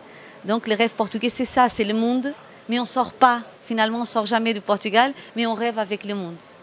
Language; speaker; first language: French; non-native, fluent; Portuguese